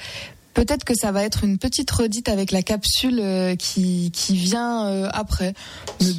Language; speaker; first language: French; native; French